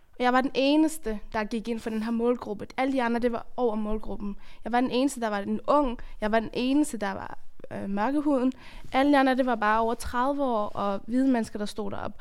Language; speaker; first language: Danish; early bilingual, other home language; Persian